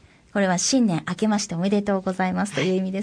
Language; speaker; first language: Japanese; native; Japanese